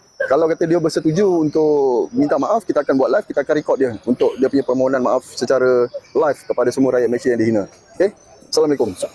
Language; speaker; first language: Malay; native; Malay